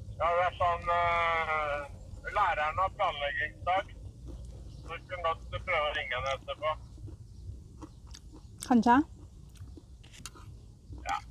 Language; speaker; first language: Norwegian; non-native, learner; Thai